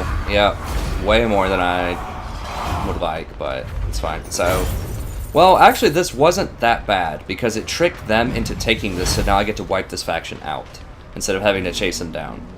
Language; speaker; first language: English; native; English